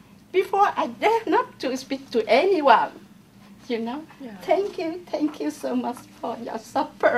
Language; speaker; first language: English; non-native, learner; Vietnamese